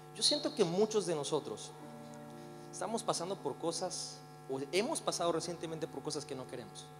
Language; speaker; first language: Spanish; native; Spanish